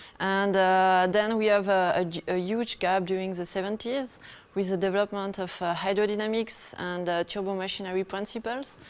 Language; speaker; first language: English; non-native, fluent; French